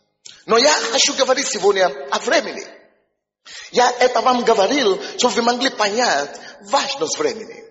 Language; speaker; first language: Russian; non-native, fluent; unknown